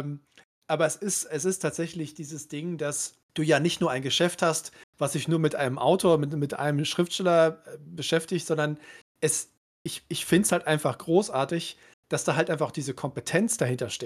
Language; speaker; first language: German; native; German